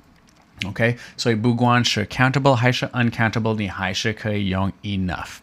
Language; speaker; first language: Chinese; non-native, fluent; English